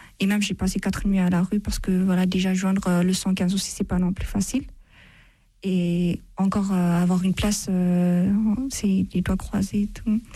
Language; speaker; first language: French; non-native, fluent; Amharic